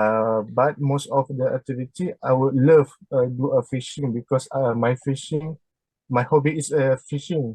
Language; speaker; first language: English; non-native, learner; Malay